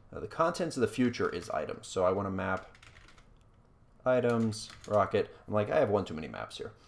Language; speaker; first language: English; native; English